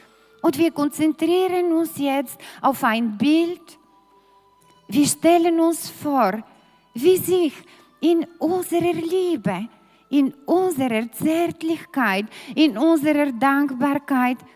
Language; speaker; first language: German; non-native, fluent; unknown